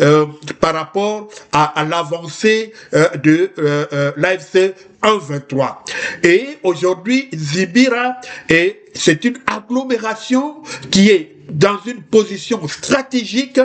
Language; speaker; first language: French; non-native, local second language; Lingala